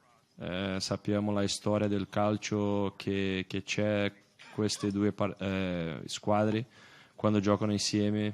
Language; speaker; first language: Italian; non-native, fluent; Portuguese